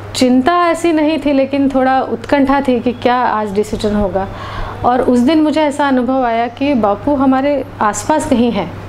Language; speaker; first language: Hindi; non-native, local second language; Marathi